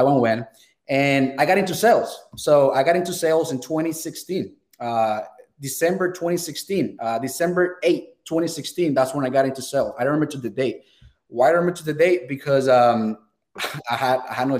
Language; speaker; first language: English; non-native, fluent; Spanish